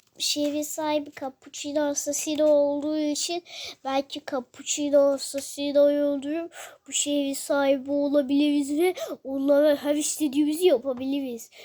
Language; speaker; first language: Turkish; native; Turkish